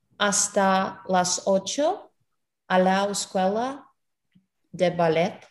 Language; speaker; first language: Spanish; non-native, learner; English